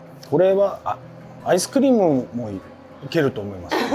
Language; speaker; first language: Japanese; non-native, learner; Korean